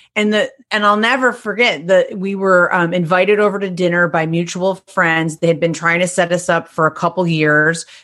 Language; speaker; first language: English; native; English